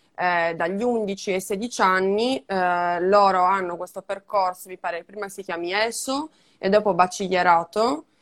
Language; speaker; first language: Italian; native; Italian